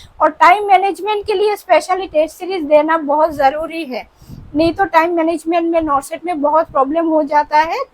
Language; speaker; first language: Hindi; non-native, local second language; Bangla